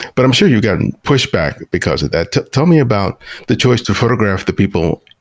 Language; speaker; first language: English; early bilingual, other home language; Spanish